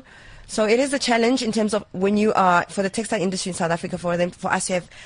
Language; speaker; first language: English; non-native, local second language; Zulu